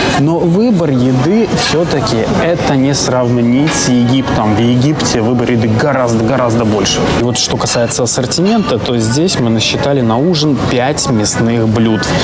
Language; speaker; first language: Russian; native; Russian